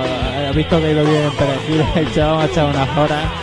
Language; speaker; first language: Spanish; native; Spanish